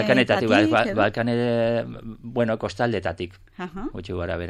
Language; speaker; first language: Basque; non-native, local second language; Spanish